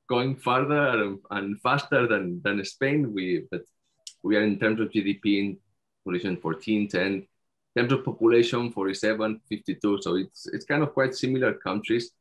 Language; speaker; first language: English; non-native, fluent; Spanish